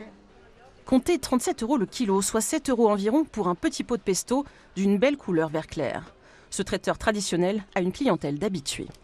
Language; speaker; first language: French; native; French